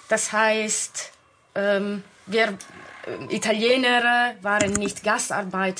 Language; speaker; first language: German; non-native, fluent; Italian